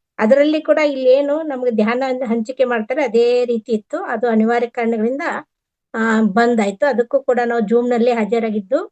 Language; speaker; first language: Kannada; native; Kannada